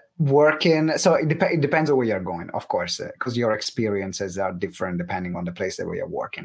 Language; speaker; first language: English; non-native, fluent; Italian